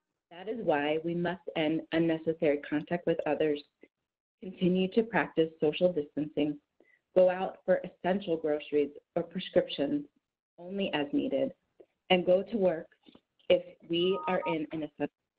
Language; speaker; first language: English; native; English